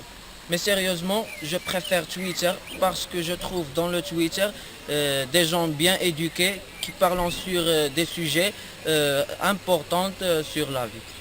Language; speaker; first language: French; non-native, learner; Arabic